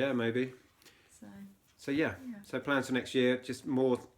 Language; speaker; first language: English; native; English